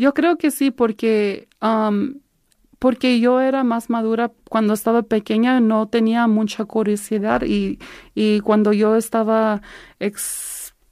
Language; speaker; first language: Spanish; early bilingual, heritage; Spanish